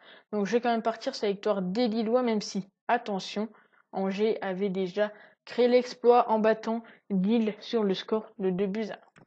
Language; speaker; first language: French; native; French